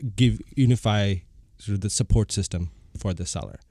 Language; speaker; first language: English; non-native, fluent; Bangla